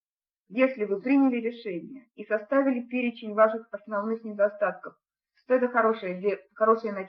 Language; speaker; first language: Russian; native; Russian